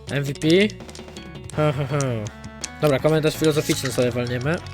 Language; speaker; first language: Polish; native; Polish